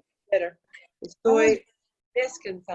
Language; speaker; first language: Spanish; non-native, learner; English